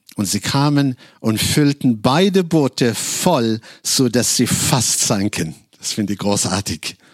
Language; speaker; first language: German; non-native, fluent; Arabic